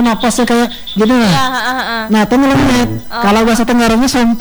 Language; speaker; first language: Indonesian; non-native, local second language; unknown